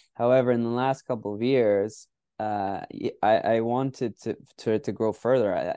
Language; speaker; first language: English; native; English